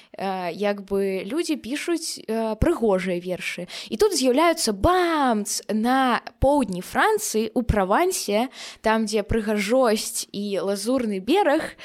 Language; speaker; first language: Belarusian; non-native, local second language; Russian